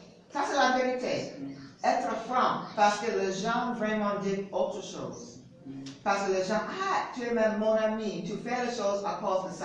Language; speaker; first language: French; non-native, learner; English